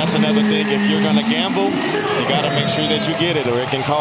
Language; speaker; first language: English; native; English